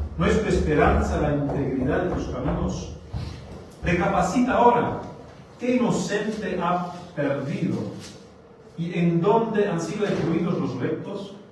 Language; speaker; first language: Spanish; non-native, fluent; German